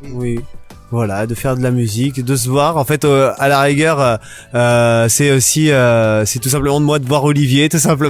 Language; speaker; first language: French; native; French